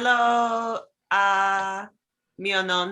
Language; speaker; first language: Italian; non-native, learner; English